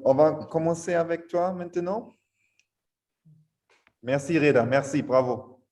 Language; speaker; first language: French; non-native, learner; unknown